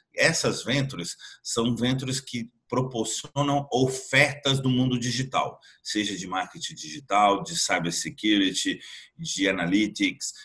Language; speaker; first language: Portuguese; native; Portuguese